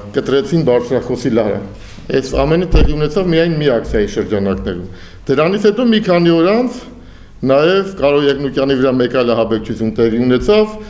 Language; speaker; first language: Armenian; native; Armenian